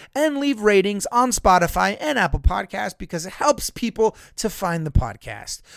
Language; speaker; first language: English; native; English